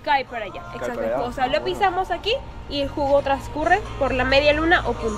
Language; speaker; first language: Spanish; native; Spanish